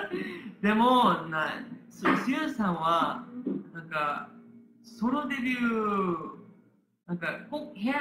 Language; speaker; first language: Japanese; non-native, learner; Korean